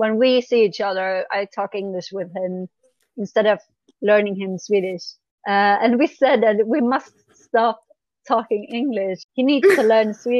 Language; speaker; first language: English; non-native, fluent; Swedish